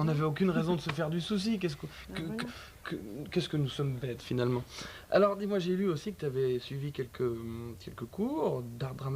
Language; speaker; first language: French; native; French